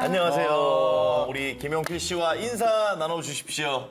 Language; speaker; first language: Korean; native; Korean